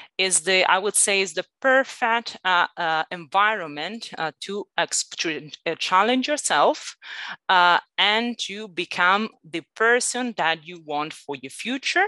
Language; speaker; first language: English; non-native, fluent; Italian